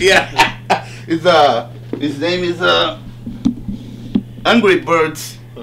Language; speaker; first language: English; non-native, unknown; Portuguese